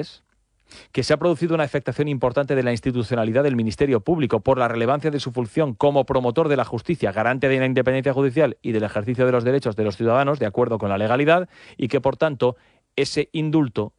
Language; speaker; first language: Spanish; native; Spanish